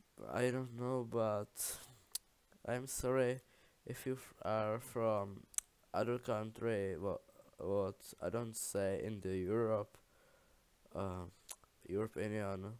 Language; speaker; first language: English; non-native, learner; Czech